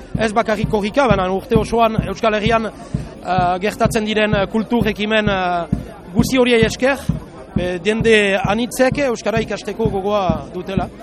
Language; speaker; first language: Basque; non-native, local second language; French